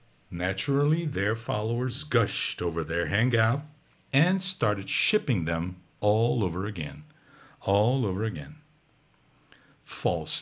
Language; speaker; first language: English; non-native, fluent; Portuguese